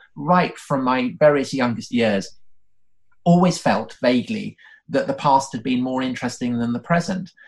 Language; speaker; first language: English; native; English